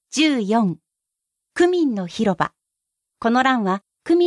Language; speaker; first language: Japanese; native; Japanese